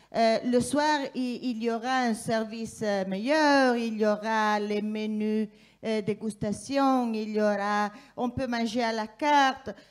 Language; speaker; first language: French; non-native, fluent; Italian